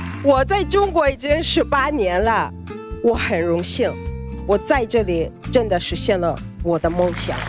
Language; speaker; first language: Chinese; non-native, fluent; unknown